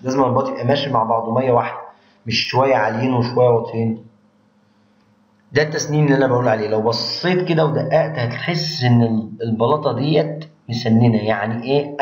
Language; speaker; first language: Arabic; native; Arabic